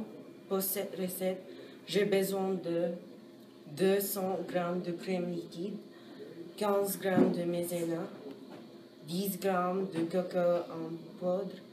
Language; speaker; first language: French; non-native, learner; English